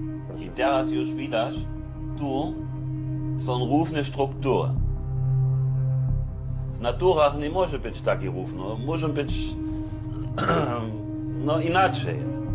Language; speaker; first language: Polish; non-native, fluent; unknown